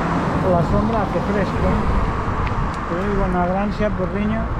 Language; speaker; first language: Spanish; native; Spanish